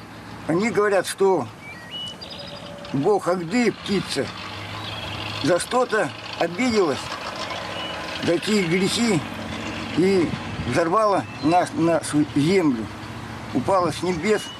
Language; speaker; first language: Russian; native; Russian